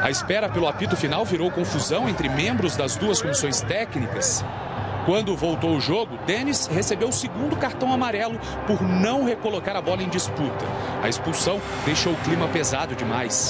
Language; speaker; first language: Portuguese; native; Portuguese